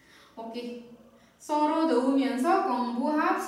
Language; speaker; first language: Korean; non-native, fluent; Indonesian